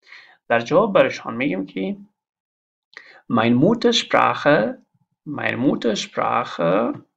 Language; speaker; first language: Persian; non-native, local second language; Pashto